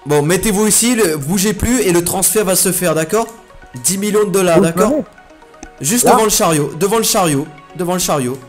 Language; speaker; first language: French; native; French